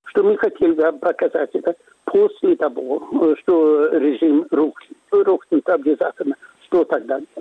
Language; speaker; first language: Russian; non-native, fluent; Swedish